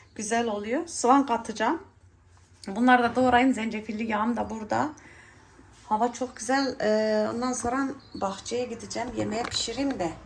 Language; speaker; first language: Turkish; early bilingual, heritage; Turkish